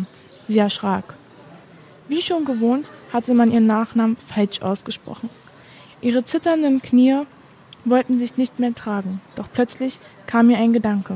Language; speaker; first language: German; native; German